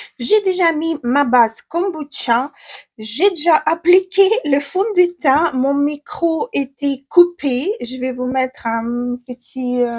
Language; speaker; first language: French; non-native, fluent; Ukrainian